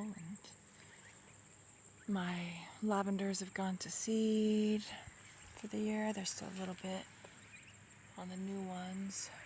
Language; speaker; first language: English; native; English